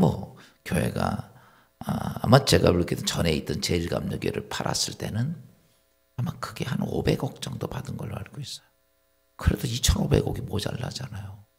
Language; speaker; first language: Korean; native; Korean